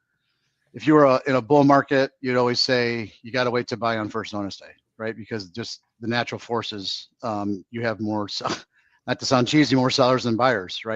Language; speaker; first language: English; native; English